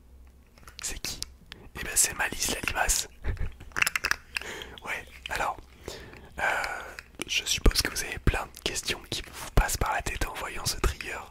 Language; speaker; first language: French; native; French